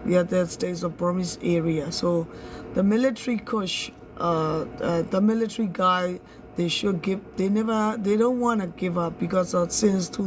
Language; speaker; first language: English; non-native, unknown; Burmese